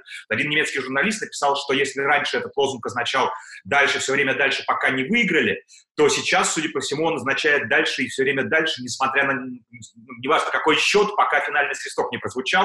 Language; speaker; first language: Russian; native; Russian